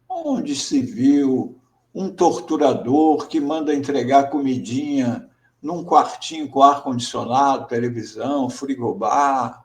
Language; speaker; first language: Portuguese; native; Portuguese